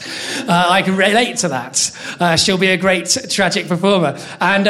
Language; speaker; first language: English; native; English